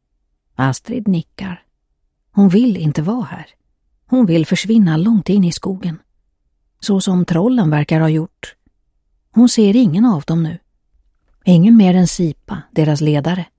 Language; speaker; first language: Swedish; native; Swedish